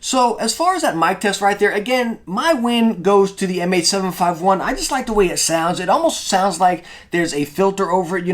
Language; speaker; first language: English; native; English